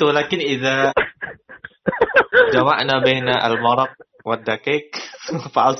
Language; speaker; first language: Arabic; non-native, learner; Indonesian